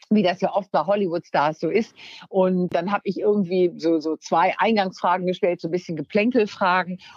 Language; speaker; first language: German; native; German